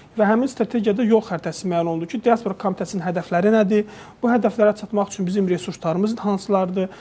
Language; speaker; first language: Azerbaijani; native; Azerbaijani